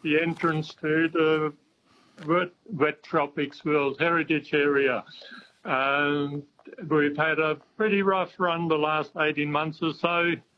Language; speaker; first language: English; non-native, fluent; German